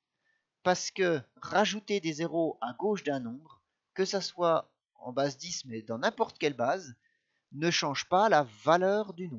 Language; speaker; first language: French; native; French